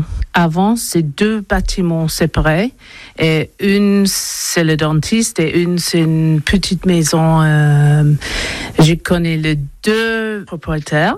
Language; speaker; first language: French; non-native, learner; English